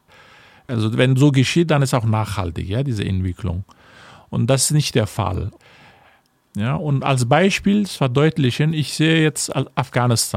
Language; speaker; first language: German; non-native, fluent; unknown